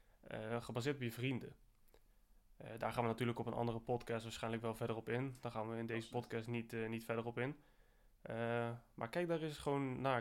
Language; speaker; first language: Dutch; native; Dutch